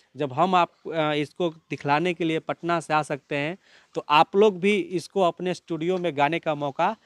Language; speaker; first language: Hindi; native; Hindi